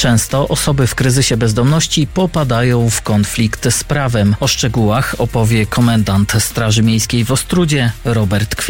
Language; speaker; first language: Polish; native; Polish